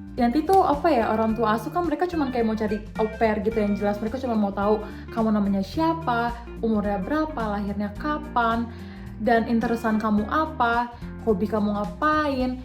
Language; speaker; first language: Indonesian; native; Indonesian